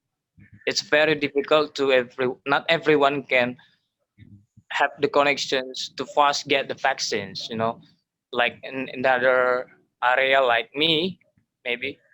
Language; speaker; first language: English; non-native, learner; Indonesian